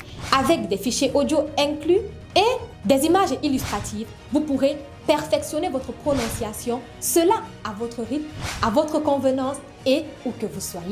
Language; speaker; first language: French; non-native, local second language; Fula